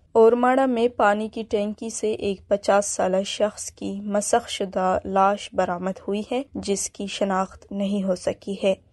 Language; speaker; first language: Urdu; non-native, local second language; Baluchi